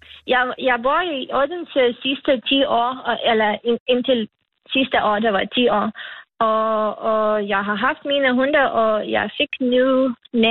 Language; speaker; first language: Danish; non-native, learner; Lithuanian